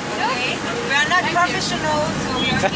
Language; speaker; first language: English; non-native, learner; French